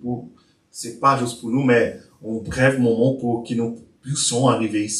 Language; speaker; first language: French; non-native, learner; Portuguese